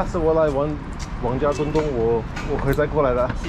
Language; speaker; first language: Chinese; non-native, fluent; English